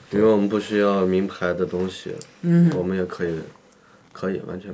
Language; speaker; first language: Chinese; native; Chinese